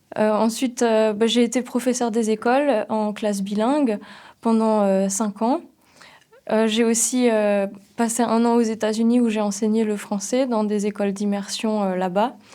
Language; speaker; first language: French; non-native, local second language; Swiss German